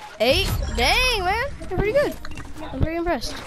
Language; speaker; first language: English; native; English